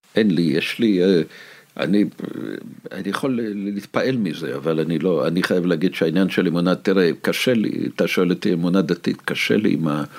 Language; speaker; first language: Hebrew; non-native, fluent; Russian